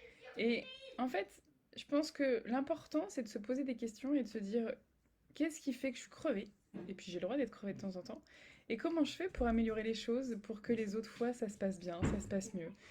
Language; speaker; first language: French; native; French